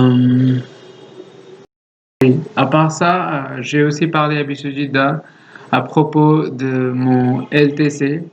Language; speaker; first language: French; non-native, learner; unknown